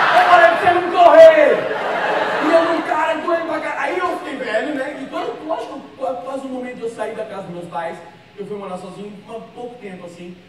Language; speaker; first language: Portuguese; native; Portuguese